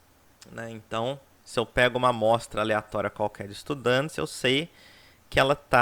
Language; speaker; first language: Portuguese; native; Portuguese